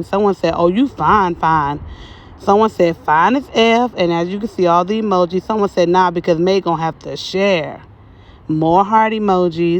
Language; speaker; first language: English; native; English